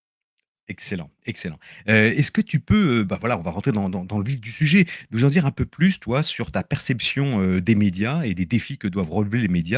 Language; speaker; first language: French; native; French